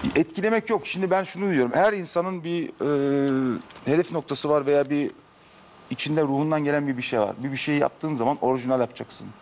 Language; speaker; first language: Turkish; early bilingual, heritage; Turkish